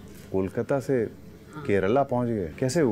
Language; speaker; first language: Hindi; native; Hindi